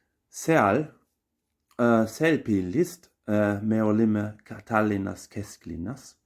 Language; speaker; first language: Estonian; non-native, learner; German